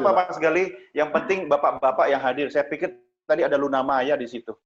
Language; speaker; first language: Indonesian; native; Indonesian